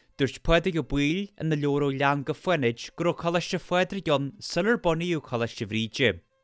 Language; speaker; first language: Irish; native; Irish